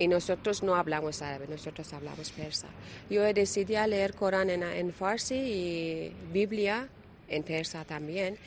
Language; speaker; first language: Spanish; non-native, learner; Persian